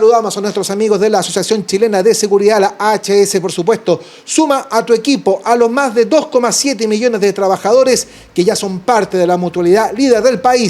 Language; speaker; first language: Spanish; native; Spanish